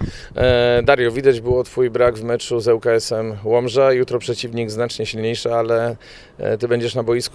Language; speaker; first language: Polish; native; Polish